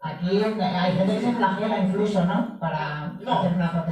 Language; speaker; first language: Spanish; native; Spanish